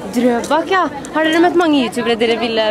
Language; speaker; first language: Norwegian; native; Norwegian